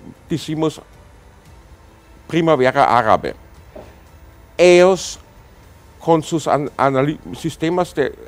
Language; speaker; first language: Spanish; non-native, fluent; German